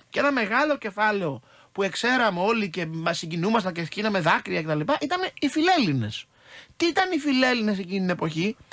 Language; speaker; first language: Greek; native; Greek